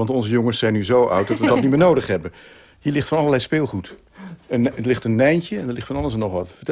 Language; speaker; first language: Dutch; native; Dutch